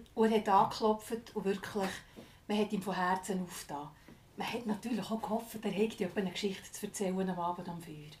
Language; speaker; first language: German; non-native, fluent; English